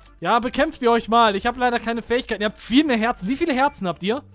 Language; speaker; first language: German; native; German